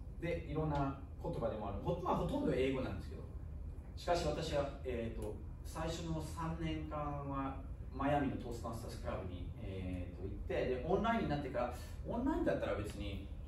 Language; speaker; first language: Japanese; non-native, fluent; German